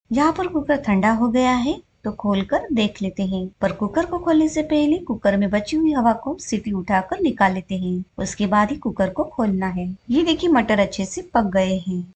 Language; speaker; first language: Hindi; native; Hindi